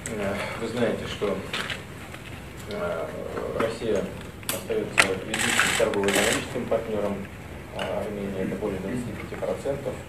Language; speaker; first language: Russian; native; Russian